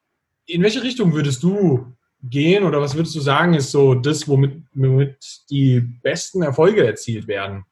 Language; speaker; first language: German; native; German